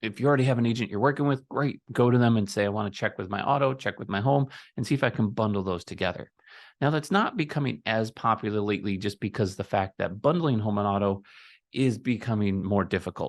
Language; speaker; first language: English; native; English